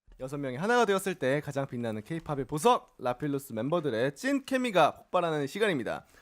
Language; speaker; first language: Korean; native; Korean